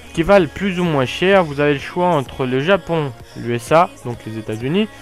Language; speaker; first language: French; native; French